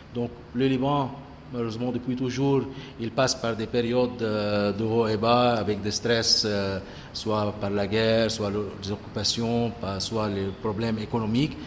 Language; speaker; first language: French; non-native, local second language; Arabic